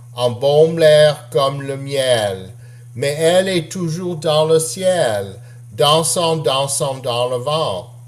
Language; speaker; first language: French; non-native, local second language; English